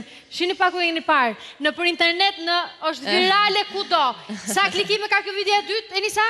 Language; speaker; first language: Albanian; native; Albanian